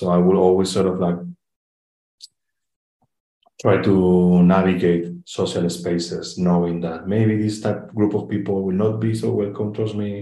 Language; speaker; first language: English; non-native, fluent; Spanish